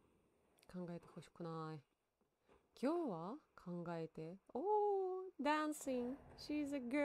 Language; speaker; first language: Japanese; non-native, learner; Russian